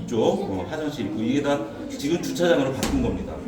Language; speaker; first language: Korean; native; Korean